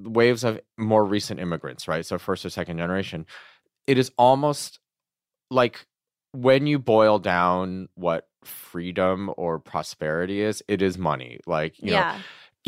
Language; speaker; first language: English; native; English